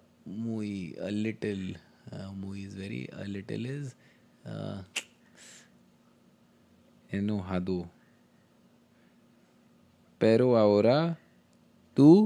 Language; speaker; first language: Spanish; non-native, learner; Hindi